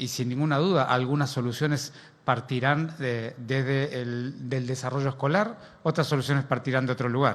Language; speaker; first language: Spanish; native; Spanish